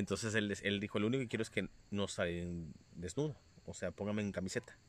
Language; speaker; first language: Spanish; native; Spanish